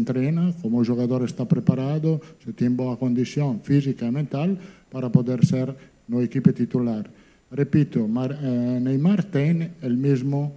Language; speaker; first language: Portuguese; non-native, learner; Italian